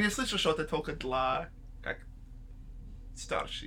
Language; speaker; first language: Russian; non-native, learner; English